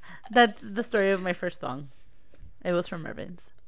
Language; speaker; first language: English; early bilingual, other home language; Spanish